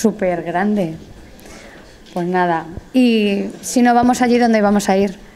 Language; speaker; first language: Spanish; native; Spanish